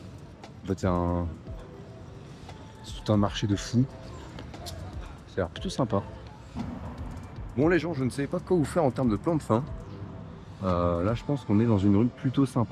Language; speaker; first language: French; native; French